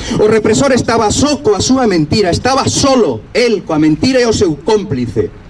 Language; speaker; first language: Galician; non-native, local second language; Spanish